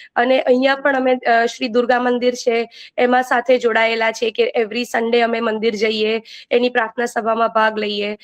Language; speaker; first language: Gujarati; native; Gujarati